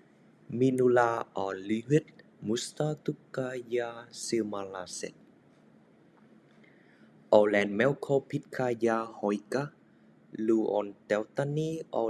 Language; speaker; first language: Finnish; non-native, learner; Vietnamese